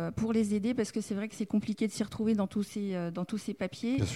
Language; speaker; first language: French; native; French